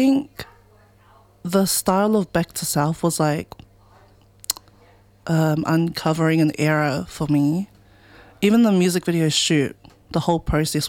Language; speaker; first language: English; native; English